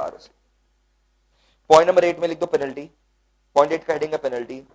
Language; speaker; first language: Hindi; non-native, local second language; Bangla